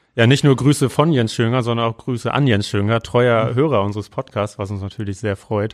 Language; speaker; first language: German; native; German